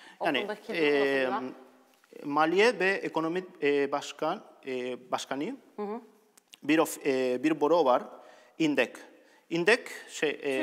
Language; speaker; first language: Turkish; non-native, learner; Spanish